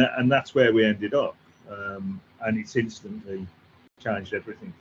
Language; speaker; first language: English; native; English